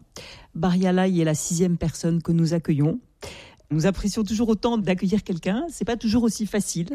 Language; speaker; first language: French; native; French